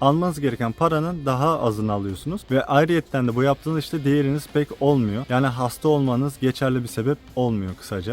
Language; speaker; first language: Turkish; native; Turkish